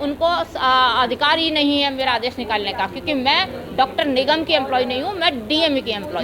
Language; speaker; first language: Hindi; native; Hindi